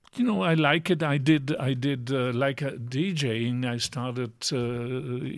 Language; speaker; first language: English; non-native, fluent; Italian